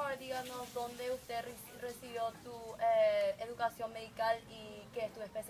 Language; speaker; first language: Spanish; non-native, learner; English